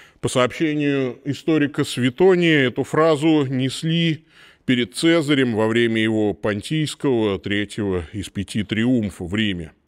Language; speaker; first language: Russian; native; Russian